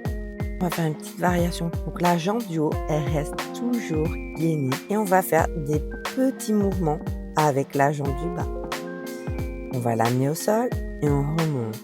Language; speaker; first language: French; native; French